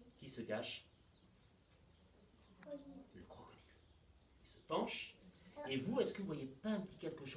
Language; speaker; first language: French; native; French